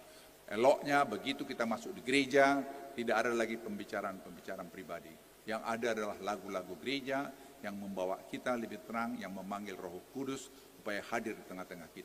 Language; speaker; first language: Indonesian; native; Indonesian